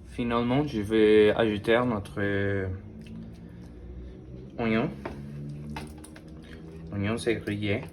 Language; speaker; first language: French; non-native, learner; Spanish